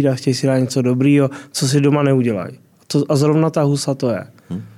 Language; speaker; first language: Czech; native; Czech